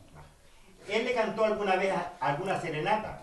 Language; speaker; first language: Spanish; native; Spanish